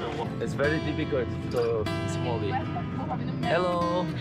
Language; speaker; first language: English; non-native, learner; Korean